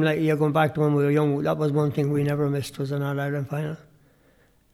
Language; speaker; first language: English; native; English